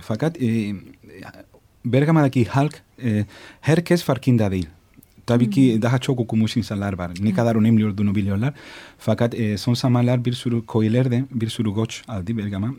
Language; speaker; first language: Turkish; non-native, fluent; Spanish